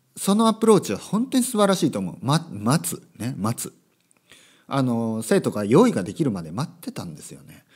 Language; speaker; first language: Japanese; native; Japanese